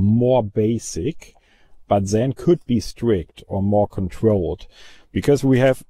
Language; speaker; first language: English; non-native, fluent; German